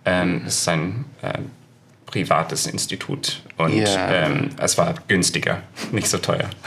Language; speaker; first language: German; non-native, fluent; English